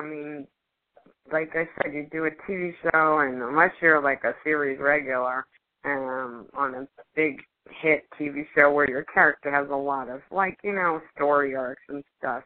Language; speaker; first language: English; early bilingual, other home language; Spanish